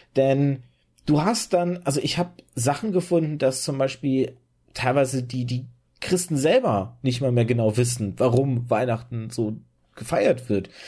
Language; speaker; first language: German; early bilingual, other home language; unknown